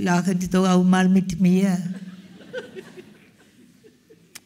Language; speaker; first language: German; non-native, fluent; Malayalam